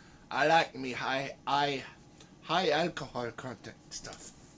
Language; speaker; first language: English; early bilingual, other home language; French